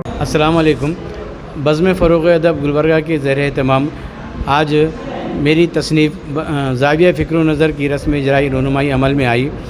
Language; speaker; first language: Urdu; native; Urdu